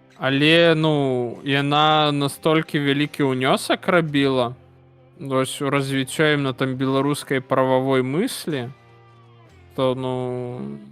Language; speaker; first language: Belarusian; non-native, local second language; Russian